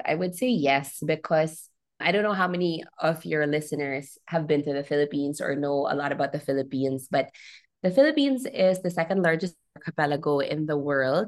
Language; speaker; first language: English; non-native, local second language; Filipino